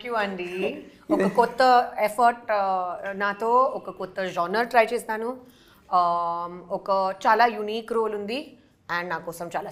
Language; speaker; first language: Telugu; non-native, fluent; Hindi